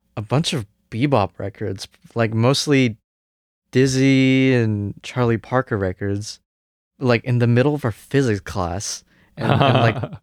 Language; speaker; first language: English; early bilingual, other home language; Cantonese